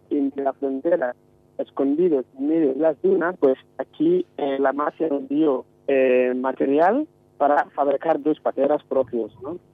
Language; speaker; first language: Spanish; non-native, fluent; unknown